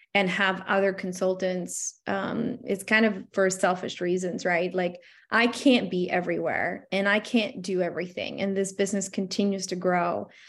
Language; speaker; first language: English; non-native, fluent; Albanian